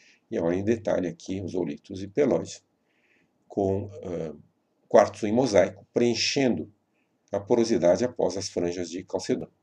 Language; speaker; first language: Portuguese; native; Portuguese